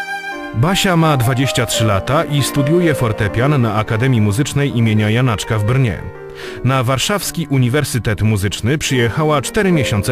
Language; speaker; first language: Polish; native; Polish